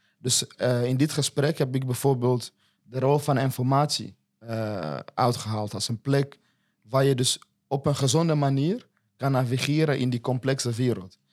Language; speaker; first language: Dutch; non-native, fluent; Swahili